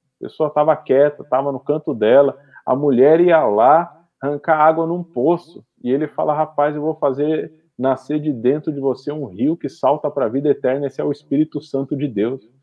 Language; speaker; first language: Portuguese; native; Portuguese